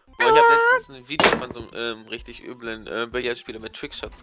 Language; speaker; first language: German; native; German